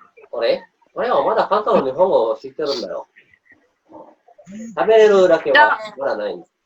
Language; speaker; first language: Japanese; non-native, learner; Indonesian